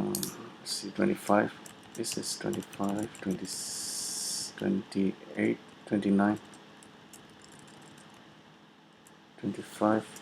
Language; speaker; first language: English; non-native, fluent; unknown